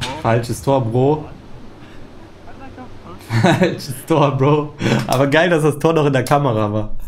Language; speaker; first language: German; native; German